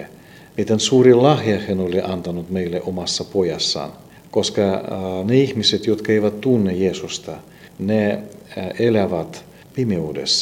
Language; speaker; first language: Finnish; non-native, fluent; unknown